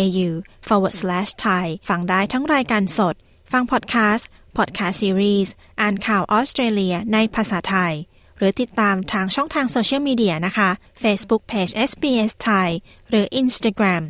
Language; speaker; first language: Thai; native; Thai